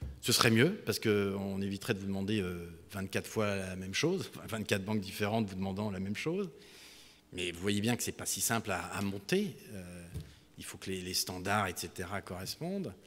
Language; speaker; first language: French; native; French